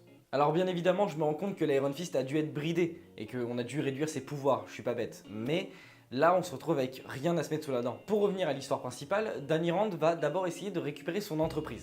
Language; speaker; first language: French; native; French